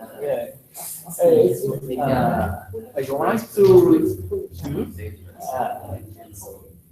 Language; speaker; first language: English; non-native, learner; Japanese